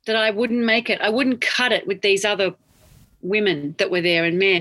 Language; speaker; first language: English; native; English